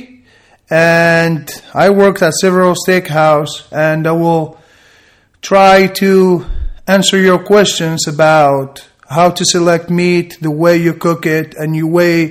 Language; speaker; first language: English; non-native, fluent; Arabic